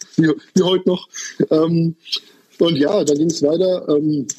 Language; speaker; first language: German; native; German